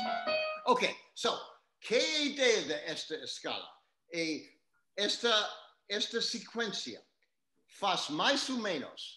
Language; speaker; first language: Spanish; non-native, learner; English